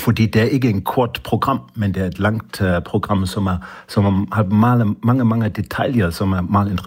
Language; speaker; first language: Danish; non-native, fluent; German